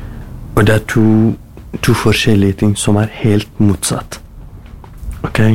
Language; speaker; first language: Norwegian; non-native, learner; Kurdish